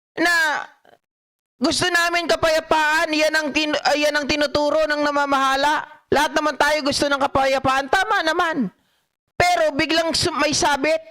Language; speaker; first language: Filipino; non-native, local second language; Iloko